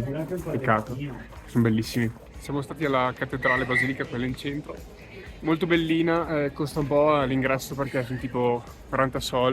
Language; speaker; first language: Italian; native; Italian